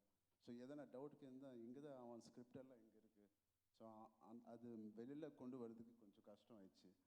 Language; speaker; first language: Tamil; non-native, local second language; Telugu